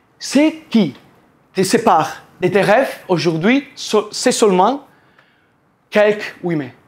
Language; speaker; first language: French; non-native, learner; Italian